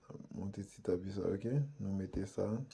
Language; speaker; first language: French; non-native, local second language; Haitian Creole